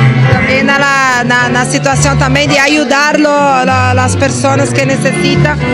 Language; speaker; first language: Spanish; non-native, learner; Portuguese